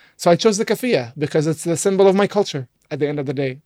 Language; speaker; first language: English; non-native, fluent; Arabic